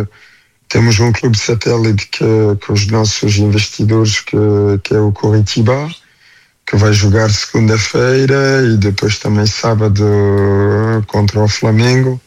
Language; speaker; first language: Portuguese; early bilingual, heritage; French